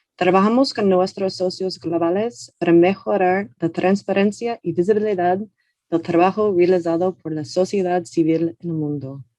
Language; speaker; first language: Spanish; non-native, fluent; English